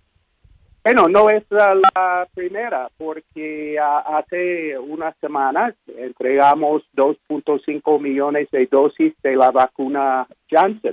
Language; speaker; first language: Spanish; non-native, fluent; English